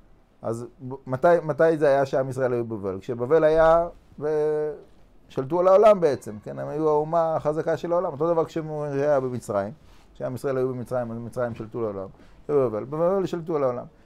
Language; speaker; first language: Hebrew; non-native, fluent; English